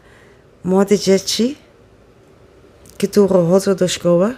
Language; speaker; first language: Polish; non-native, learner; Dutch